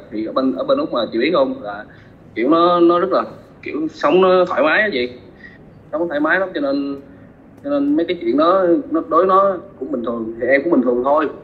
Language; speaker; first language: Vietnamese; native; Vietnamese